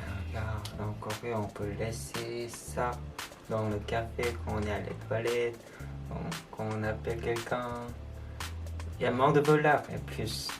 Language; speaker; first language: French; non-native, learner; Korean